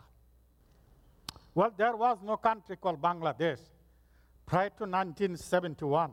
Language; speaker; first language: English; non-native, local second language; Bangla